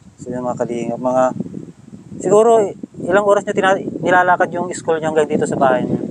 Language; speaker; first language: Filipino; non-native, local second language; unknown